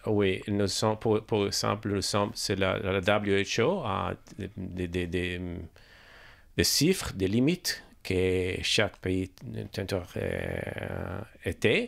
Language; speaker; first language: French; non-native, learner; English